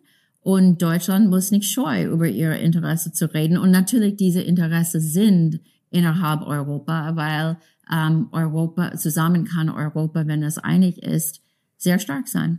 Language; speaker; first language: German; non-native, fluent; English